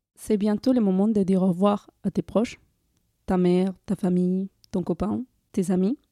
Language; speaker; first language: French; non-native, fluent; Spanish